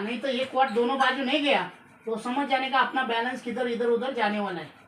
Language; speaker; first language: Hindi; non-native, local second language; Marathi